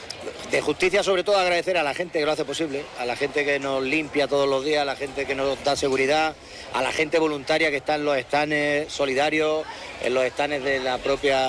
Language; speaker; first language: Spanish; native; Spanish